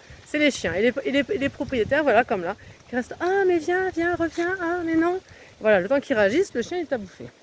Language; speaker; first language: French; native; French